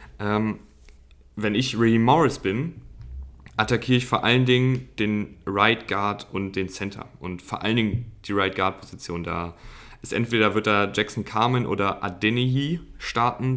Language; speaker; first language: German; native; German